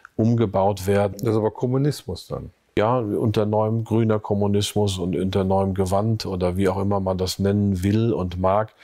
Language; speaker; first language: German; native; German